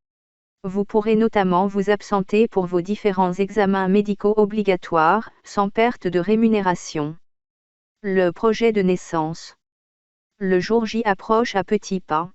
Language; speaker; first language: French; native; French